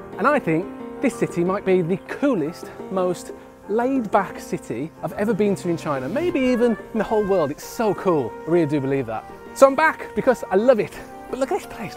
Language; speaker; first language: English; native; English